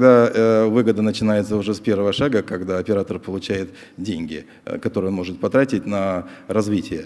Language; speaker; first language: Russian; native; Russian